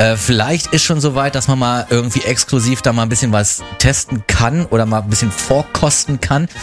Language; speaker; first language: German; native; German